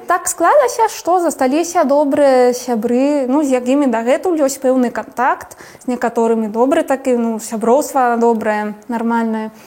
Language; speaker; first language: Belarusian; non-native, fluent; Spanish